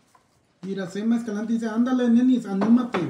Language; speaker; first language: Spanish; native; Spanish